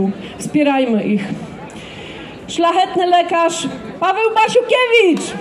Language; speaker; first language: Polish; native; Polish